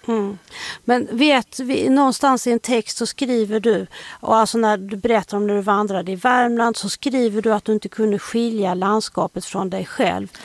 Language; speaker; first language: Swedish; native; Swedish